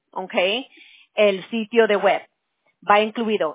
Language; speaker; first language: Spanish; early bilingual, heritage; Spanish